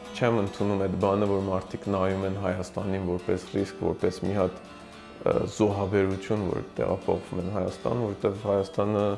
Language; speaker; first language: Armenian; early bilingual, heritage; Armenian